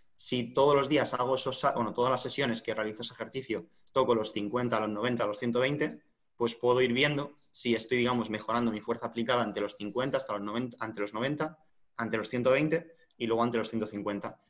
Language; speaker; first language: Spanish; native; Spanish